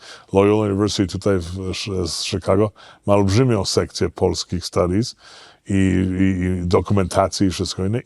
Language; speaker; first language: Polish; early bilingual, heritage; Polish